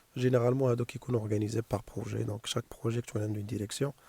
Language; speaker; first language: French; non-native, local second language; Arabic